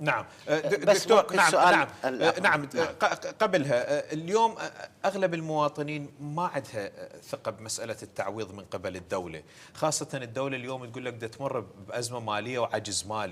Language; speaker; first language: Arabic; native; Arabic